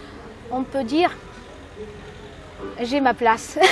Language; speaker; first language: French; non-native, local second language; Malagasy